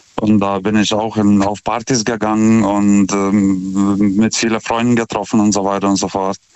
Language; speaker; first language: German; non-native, fluent; Russian